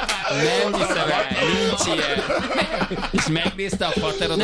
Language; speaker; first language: Hungarian; native; Hungarian